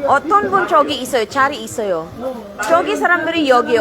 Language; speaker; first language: Korean; non-native, learner; Filipino